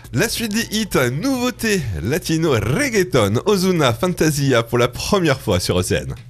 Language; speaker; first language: French; native; French